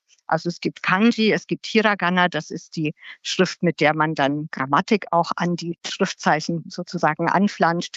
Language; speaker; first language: German; native; German